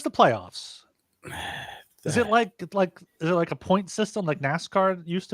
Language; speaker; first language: English; native; English